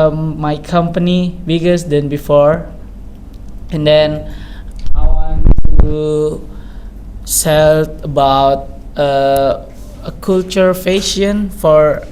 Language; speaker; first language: English; non-native, learner; Indonesian